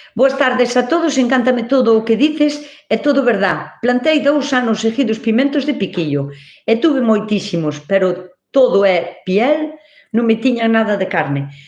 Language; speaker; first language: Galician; native; Galician